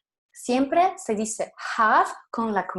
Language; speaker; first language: Spanish; non-native, fluent; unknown